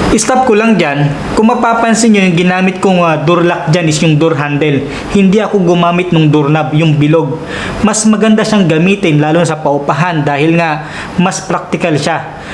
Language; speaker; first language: Filipino; non-native, local second language; Waray